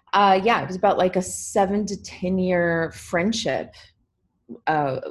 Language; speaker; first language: English; native; English